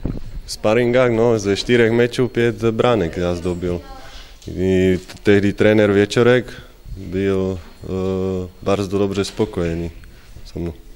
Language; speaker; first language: Polish; non-native, learner; Slovak